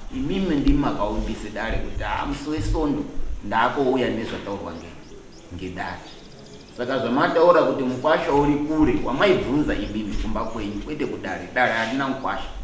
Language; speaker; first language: Shona; native; Shona